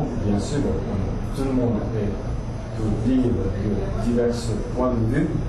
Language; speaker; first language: French; non-native, fluent; Japanese